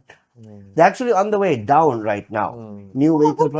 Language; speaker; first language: English; non-native, local second language; Sinhala